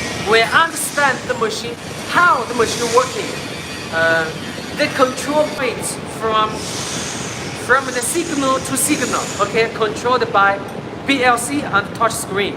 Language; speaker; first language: English; non-native, learner; Chinese